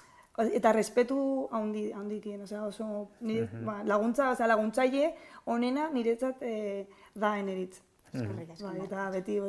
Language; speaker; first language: Basque; non-native, local second language; Spanish